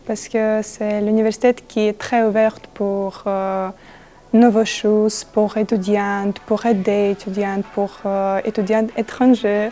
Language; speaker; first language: French; non-native, learner; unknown